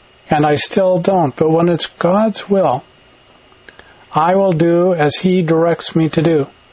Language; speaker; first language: English; native; English